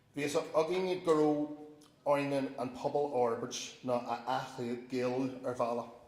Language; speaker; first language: Irish; non-native, local second language; English